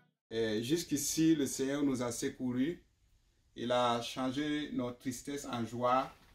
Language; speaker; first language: French; non-native, local second language; Mossi